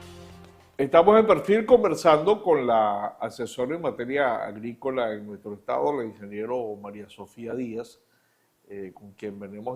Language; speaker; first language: Spanish; native; Spanish